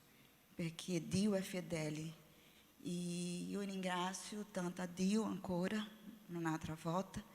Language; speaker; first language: Italian; non-native, learner; Portuguese